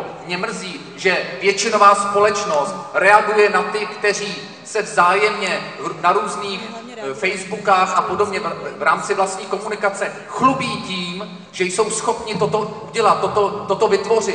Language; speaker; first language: Czech; native; Czech